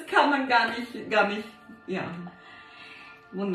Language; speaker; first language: German; native; German